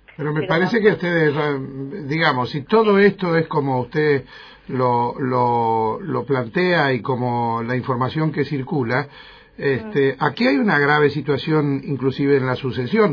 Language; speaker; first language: Spanish; native; Spanish